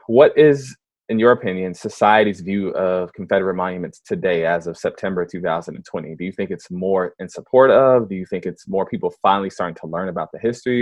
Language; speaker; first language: English; native; English